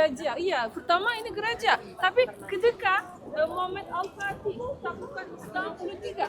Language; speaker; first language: Indonesian; non-native, learner; Turkish